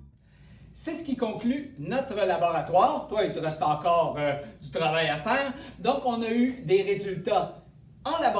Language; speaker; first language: French; native; French